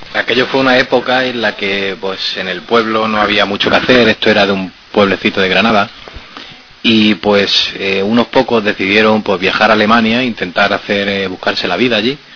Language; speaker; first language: Spanish; native; Spanish